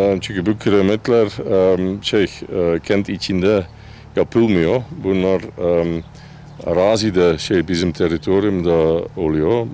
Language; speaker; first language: Turkish; non-native, fluent; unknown